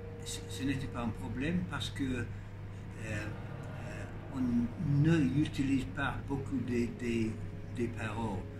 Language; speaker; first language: French; non-native, learner; English